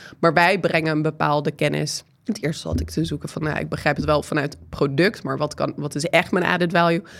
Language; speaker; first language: Dutch; non-native, fluent; English